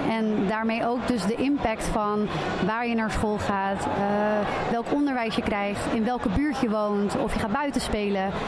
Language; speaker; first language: Dutch; native; Dutch